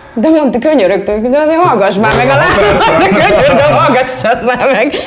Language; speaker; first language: Hungarian; early bilingual, heritage; Hungarian